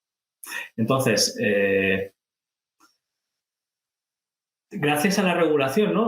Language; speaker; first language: Spanish; native; Spanish